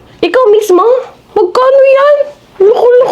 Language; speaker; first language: Filipino; native; Filipino